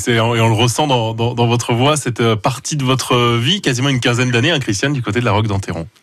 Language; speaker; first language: French; native; French